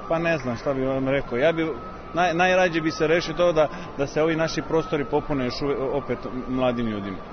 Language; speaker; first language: Serbian; early bilingual, heritage; Serbian